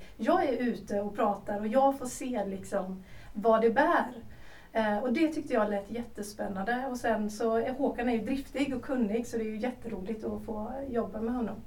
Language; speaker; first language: Swedish; native; Swedish